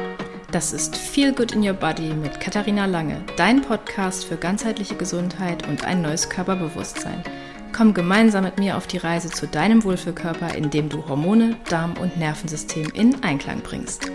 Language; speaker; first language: German; native; German